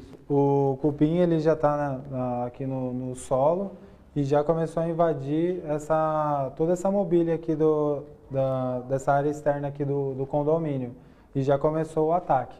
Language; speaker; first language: Portuguese; native; Portuguese